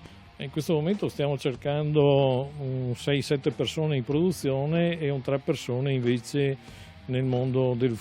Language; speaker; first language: Italian; native; Italian